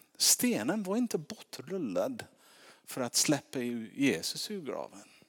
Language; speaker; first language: Swedish; non-native, fluent; English